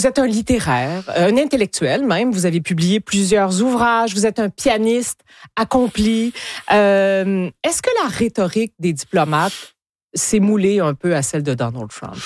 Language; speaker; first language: French; native; French